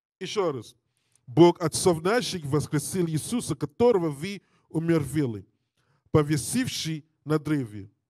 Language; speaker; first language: Russian; non-native, learner; English